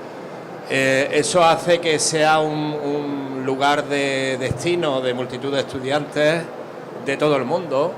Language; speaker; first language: Spanish; native; Spanish